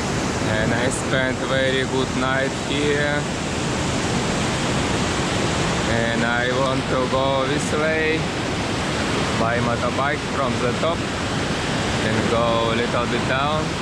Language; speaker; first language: English; non-native, learner; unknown